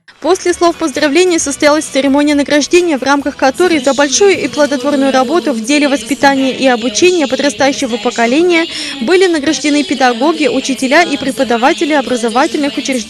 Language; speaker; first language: Russian; native; Russian